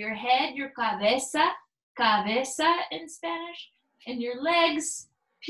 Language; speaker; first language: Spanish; non-native, learner; English